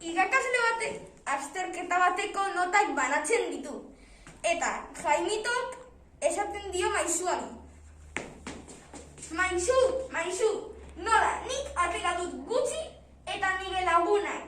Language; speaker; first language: Basque; non-native, local second language; Spanish